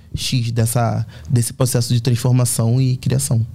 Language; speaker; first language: Portuguese; native; Portuguese